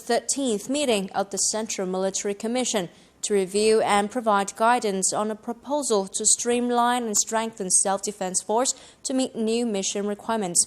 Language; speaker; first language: English; non-native, fluent; Vietnamese